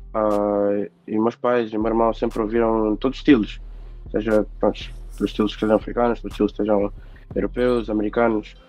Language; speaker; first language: Portuguese; native; Portuguese